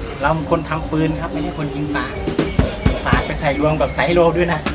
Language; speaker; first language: Thai; non-native, local second language; Northeastern Thai